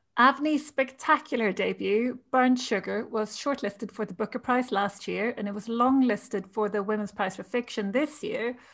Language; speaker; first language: English; native; English